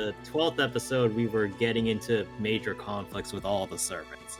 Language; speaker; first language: English; native; English